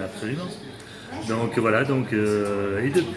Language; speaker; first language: French; native; French